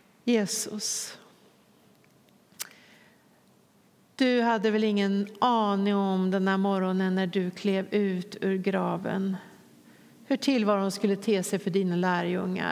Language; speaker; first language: Swedish; native; Swedish